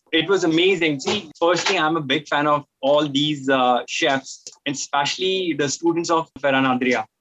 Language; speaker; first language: English; non-native, local second language; Hindi